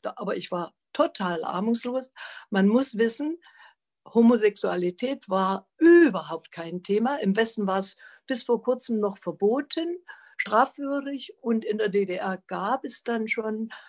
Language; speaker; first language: German; native; German